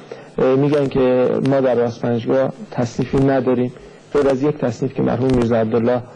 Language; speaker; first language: Persian; native; Persian